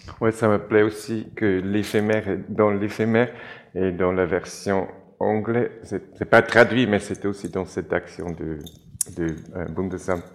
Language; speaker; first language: French; non-native, local second language; German